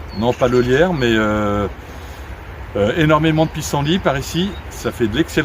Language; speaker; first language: French; native; French